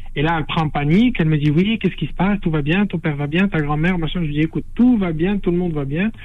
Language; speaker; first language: French; non-native, local second language; Arabic